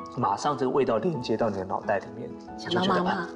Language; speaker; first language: Chinese; native; Chinese